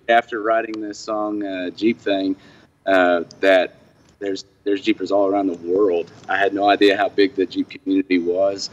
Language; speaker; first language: English; native; English